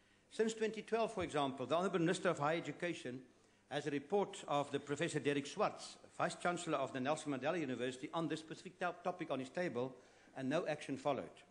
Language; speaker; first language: English; non-native, local second language; Afrikaans